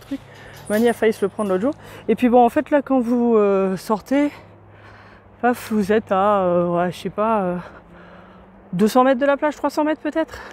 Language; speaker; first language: French; native; French